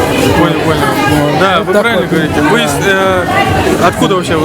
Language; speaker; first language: Russian; native; Russian